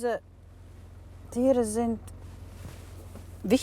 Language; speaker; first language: German; non-native, learner; Latvian